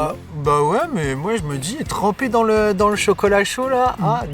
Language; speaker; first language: French; native; French